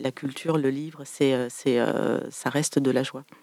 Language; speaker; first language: French; native; French